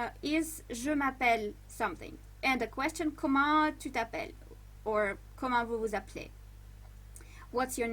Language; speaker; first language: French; non-native, fluent; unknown